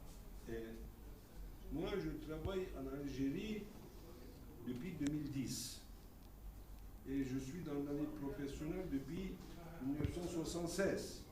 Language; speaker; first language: French; non-native, fluent; Turkish